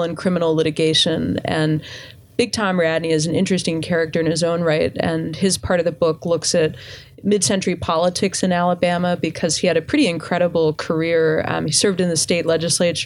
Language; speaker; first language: English; native; English